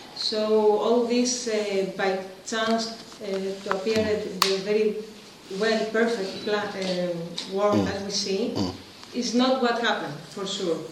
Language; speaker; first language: English; non-native, fluent; Greek